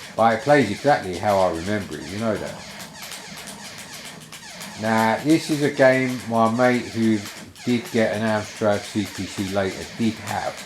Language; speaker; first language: English; native; English